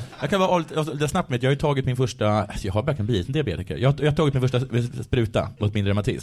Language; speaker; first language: Swedish; native; Swedish